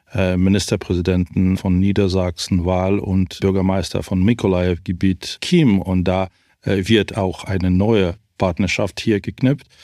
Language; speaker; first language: German; non-native, fluent; Ukrainian